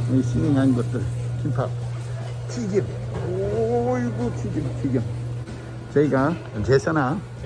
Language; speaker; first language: Korean; non-native, fluent; English